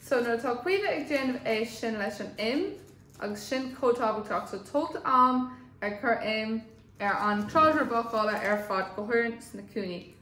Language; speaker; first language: Irish; non-native, local second language; English